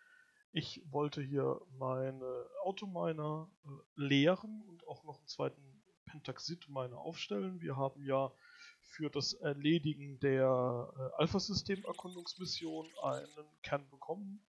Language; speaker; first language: German; native; German